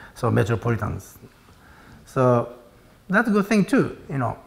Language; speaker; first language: English; non-native, learner; Japanese